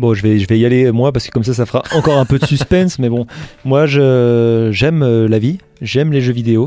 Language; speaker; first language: French; native; French